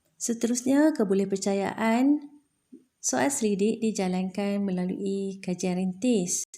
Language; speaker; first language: Malay; native; Malay